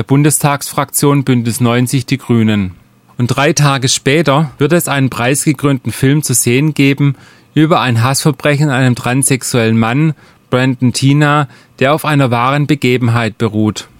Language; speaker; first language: German; native; German